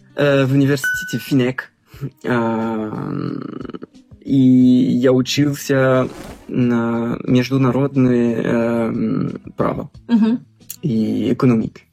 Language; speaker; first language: Russian; non-native, fluent; French